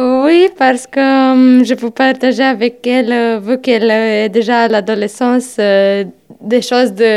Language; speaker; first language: French; non-native, fluent; Romanian